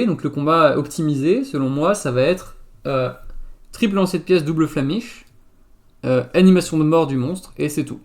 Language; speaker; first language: French; native; French